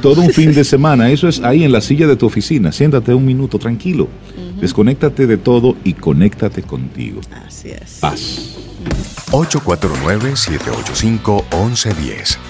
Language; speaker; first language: Spanish; native; Spanish